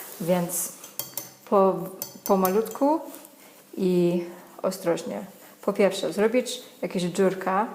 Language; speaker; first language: Polish; non-native, learner; English